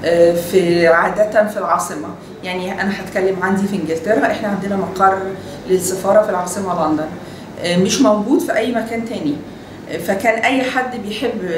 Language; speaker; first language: Arabic; native; Arabic